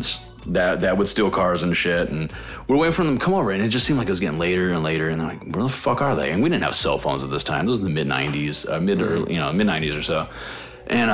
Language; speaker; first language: English; native; English